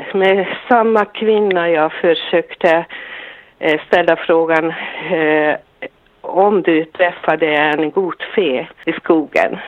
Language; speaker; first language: Swedish; non-native, fluent; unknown